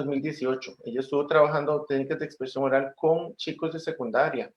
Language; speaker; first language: Spanish; native; Spanish